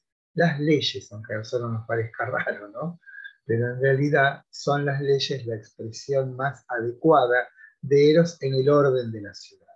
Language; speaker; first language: Spanish; native; Spanish